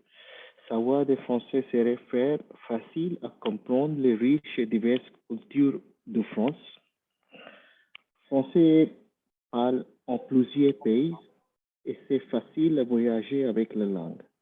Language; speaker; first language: French; non-native, learner; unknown